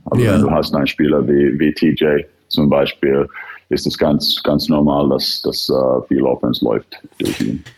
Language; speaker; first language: German; non-native, fluent; Finnish